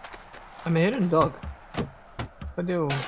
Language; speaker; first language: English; non-native, learner; Portuguese